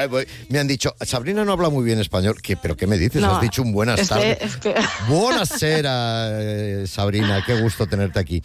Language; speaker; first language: Spanish; native; Spanish